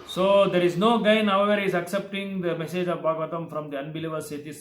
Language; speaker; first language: English; non-native, local second language; Kannada